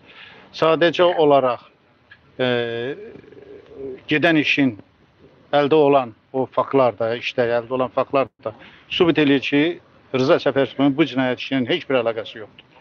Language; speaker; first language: Azerbaijani; native; Azerbaijani